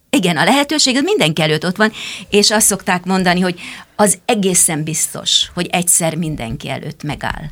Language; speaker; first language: Hungarian; native; Hungarian